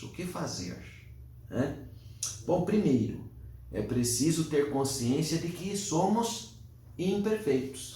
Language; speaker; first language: Portuguese; native; Portuguese